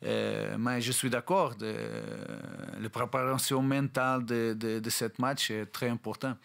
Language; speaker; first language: French; non-native, learner; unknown